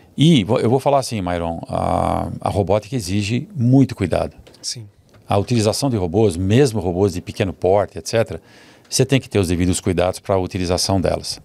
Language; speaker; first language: Portuguese; early bilingual, other home language; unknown